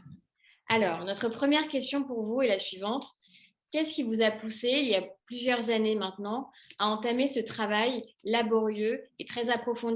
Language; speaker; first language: French; native; French